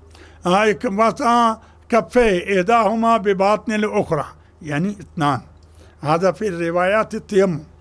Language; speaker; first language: Arabic; non-native, fluent; Urdu